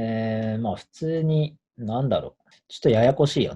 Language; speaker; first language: Japanese; native; Japanese